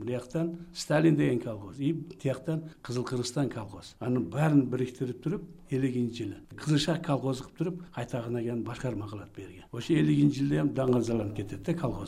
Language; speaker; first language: Kyrgyz; non-native, local second language; Uzbek